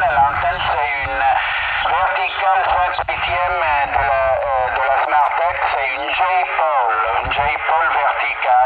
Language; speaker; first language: French; early bilingual, heritage; Italian